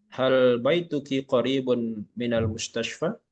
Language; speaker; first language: Arabic; non-native, fluent; Malay